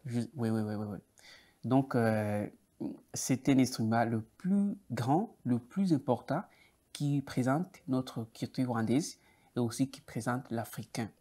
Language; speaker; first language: French; non-native, local second language; Kinyarwanda